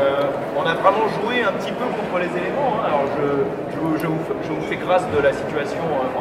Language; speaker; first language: French; native; French